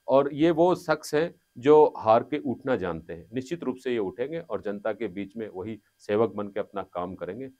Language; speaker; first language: Hindi; native; Hindi